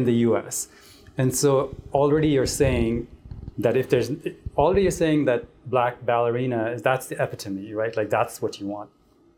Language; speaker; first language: English; non-native, local second language; Tamil